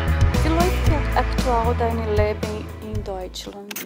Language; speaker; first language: German; non-native, fluent; Portuguese